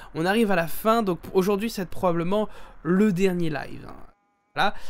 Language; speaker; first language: French; native; French